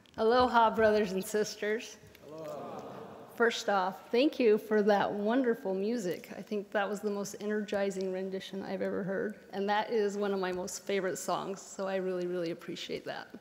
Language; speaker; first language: English; native; English